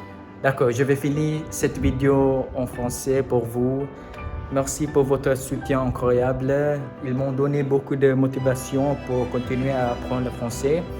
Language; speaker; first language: French; non-native, learner; Malay